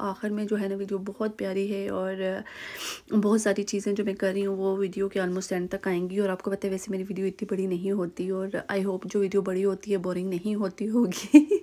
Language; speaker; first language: Urdu; native; Urdu